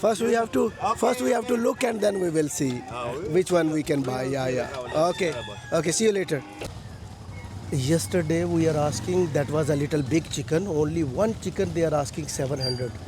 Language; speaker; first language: English; non-native, fluent; Urdu